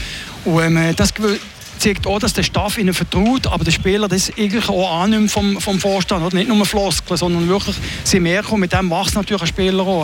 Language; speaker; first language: German; native; German